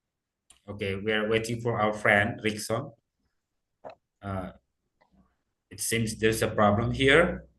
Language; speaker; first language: English; non-native, fluent; Indonesian